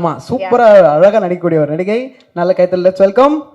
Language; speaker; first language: Tamil; native; Tamil